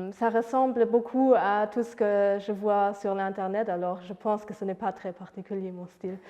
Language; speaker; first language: French; non-native, fluent; Luxembourgish